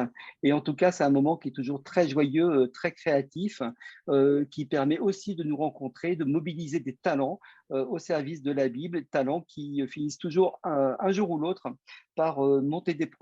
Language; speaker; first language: French; native; French